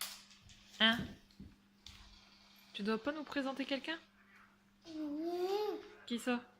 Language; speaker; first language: French; native; French